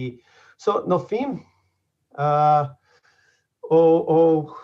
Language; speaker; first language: Portuguese; non-native, learner; English